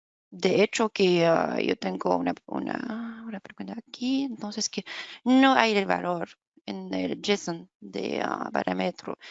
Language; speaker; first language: Spanish; non-native, fluent; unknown